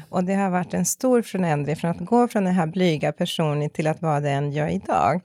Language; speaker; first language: Swedish; early bilingual, other home language; Spanish